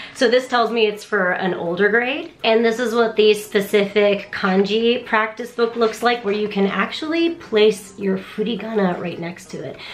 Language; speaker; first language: English; native; English